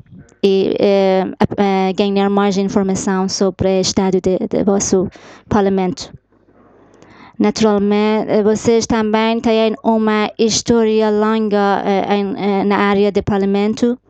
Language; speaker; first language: Portuguese; non-native, fluent; Persian